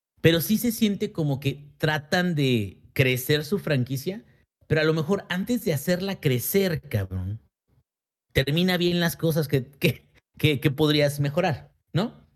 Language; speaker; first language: Spanish; native; Spanish